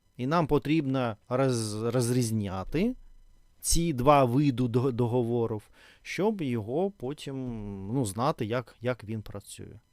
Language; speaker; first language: Ukrainian; non-native, learner; Russian